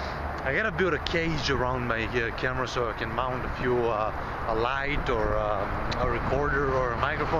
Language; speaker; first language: English; non-native, fluent; Bulgarian